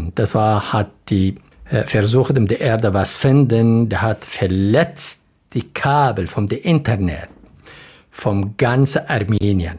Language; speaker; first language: German; non-native, learner; Arabic